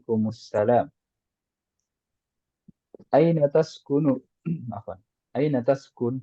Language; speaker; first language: Arabic; non-native, fluent; Indonesian